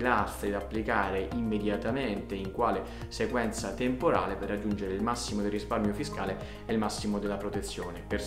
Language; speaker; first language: Italian; native; Italian